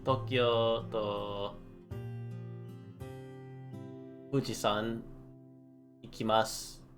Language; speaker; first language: Japanese; non-native, learner; English